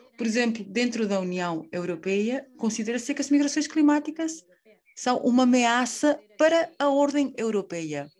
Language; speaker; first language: Portuguese; non-native, fluent; Spanish